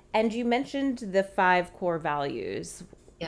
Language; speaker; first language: English; native; English